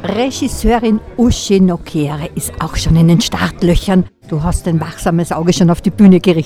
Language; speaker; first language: German; native; German